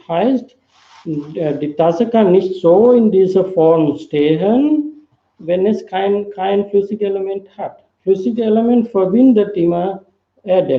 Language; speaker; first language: German; non-native, fluent; Sinhala